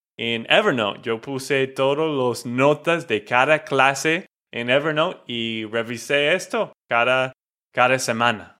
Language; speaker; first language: Spanish; non-native, fluent; English